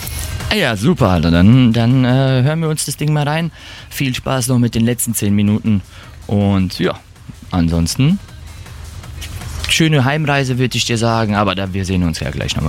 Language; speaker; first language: German; native; German